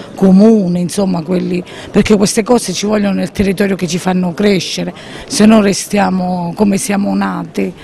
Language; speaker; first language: Italian; native; Italian